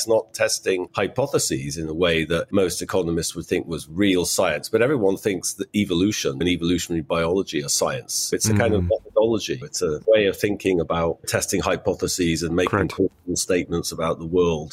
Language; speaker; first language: English; native; English